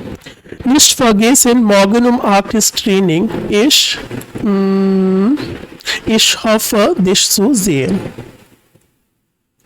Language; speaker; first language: German; non-native, fluent; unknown